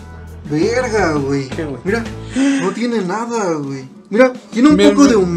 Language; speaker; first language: Spanish; native; Spanish